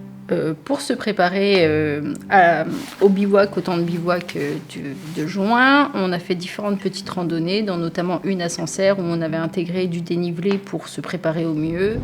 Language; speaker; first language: French; native; French